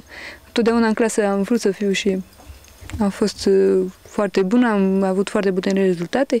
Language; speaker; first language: Romanian; early bilingual, heritage; Romanian